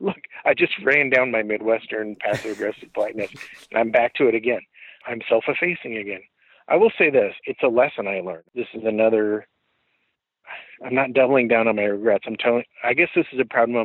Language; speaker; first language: English; native; English